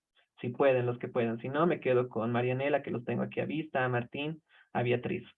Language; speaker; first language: Spanish; native; Spanish